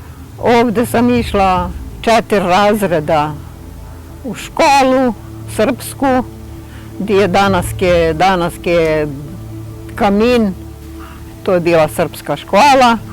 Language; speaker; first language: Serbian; early bilingual, heritage; Serbian